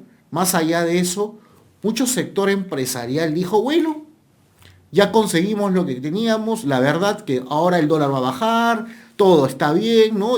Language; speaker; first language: Spanish; native; Spanish